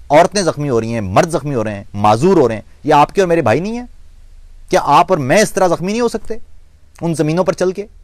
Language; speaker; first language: Urdu; non-native, local second language; Punjabi